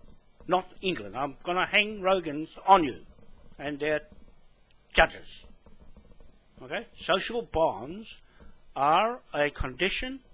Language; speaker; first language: English; native; English